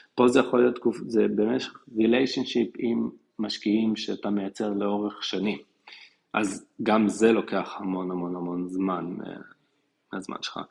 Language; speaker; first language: Hebrew; native; Hebrew